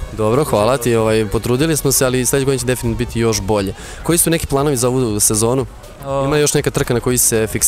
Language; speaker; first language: Serbian; native; Serbian